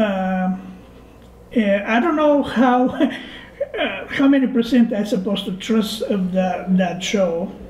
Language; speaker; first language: English; non-native, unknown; Bulgarian